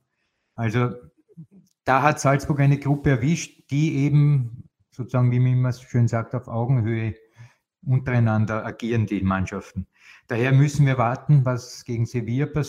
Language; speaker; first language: German; native; German